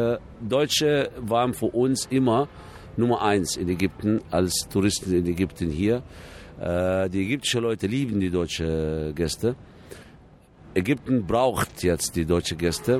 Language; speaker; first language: German; non-native, fluent; Arabic